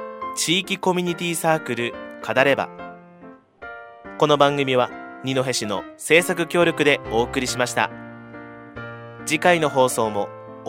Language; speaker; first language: Japanese; native; Japanese